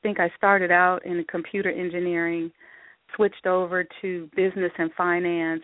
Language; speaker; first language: English; native; English